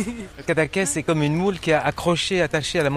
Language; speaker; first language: French; native; French